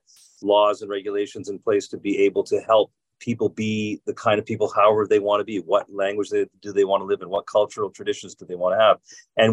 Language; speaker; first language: English; native; English